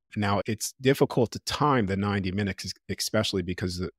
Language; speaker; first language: English; native; English